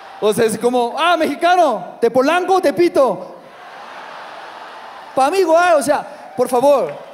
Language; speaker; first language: Spanish; non-native, learner; Korean